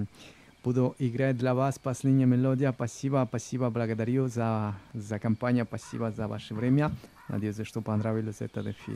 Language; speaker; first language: Russian; non-native, learner; Spanish